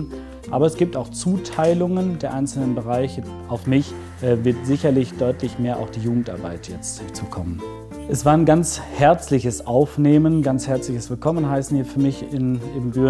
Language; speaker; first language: German; native; German